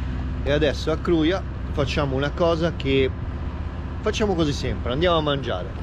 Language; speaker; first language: Italian; native; Italian